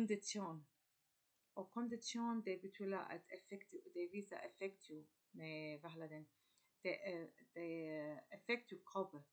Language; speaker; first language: Danish; non-native, learner; Arabic